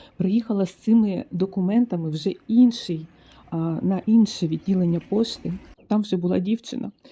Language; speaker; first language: Ukrainian; native; Ukrainian